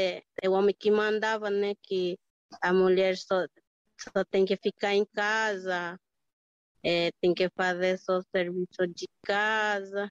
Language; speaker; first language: Portuguese; non-native, local second language; Guarani